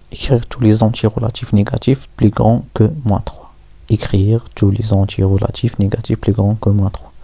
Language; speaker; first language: French; non-native, local second language; Arabic